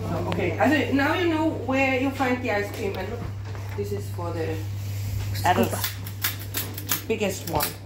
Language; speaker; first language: English; non-native, learner; German